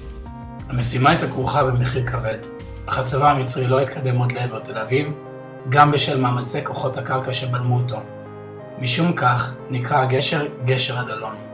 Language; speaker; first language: Hebrew; native; Hebrew